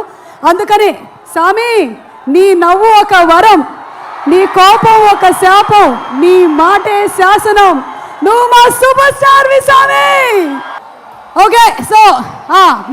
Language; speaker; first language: Telugu; native; Telugu